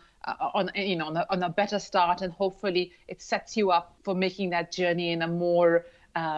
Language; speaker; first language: English; non-native, local second language; Urdu